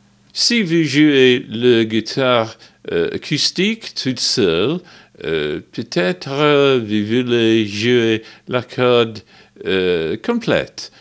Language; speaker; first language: French; non-native, learner; English